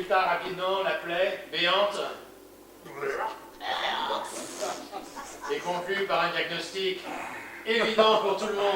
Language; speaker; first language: French; native; French